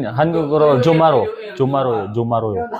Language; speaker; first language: Korean; non-native, learner; Filipino